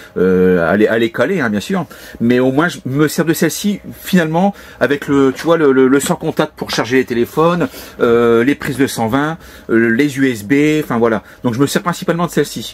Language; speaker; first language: French; native; French